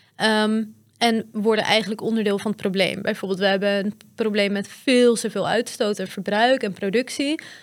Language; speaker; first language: Dutch; early bilingual, other home language; Persian